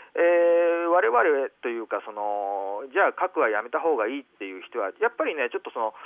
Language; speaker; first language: Japanese; native; Japanese